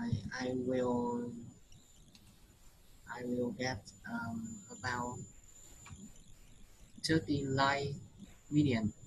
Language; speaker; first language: English; non-native, learner; Vietnamese